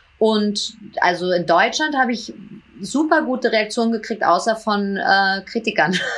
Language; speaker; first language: German; early bilingual, heritage; German